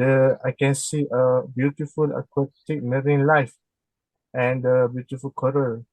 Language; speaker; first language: English; non-native, learner; Malay